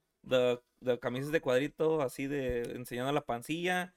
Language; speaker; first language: Spanish; native; Spanish